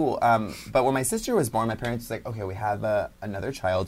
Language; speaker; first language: English; early bilingual, other home language; Spanish